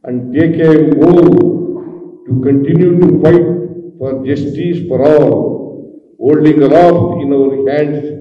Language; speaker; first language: English; non-native, local second language; Kannada